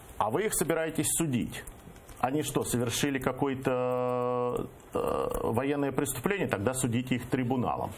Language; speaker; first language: Russian; early bilingual, heritage; Russian